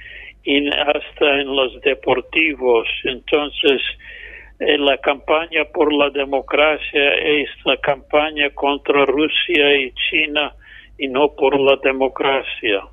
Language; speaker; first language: Spanish; non-native, fluent; English